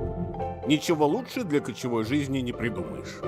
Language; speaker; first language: Russian; native; Russian